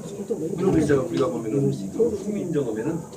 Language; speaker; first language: Korean; native; Korean